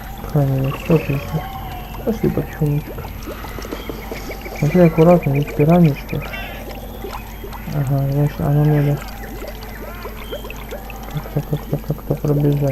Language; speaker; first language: Russian; native; Russian